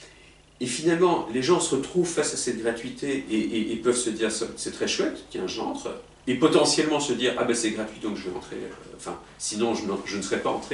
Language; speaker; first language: French; native; French